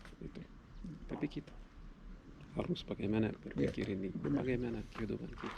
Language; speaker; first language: Indonesian; non-native, learner; Arabic